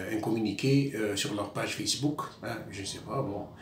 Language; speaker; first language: French; non-native, local second language; Arabic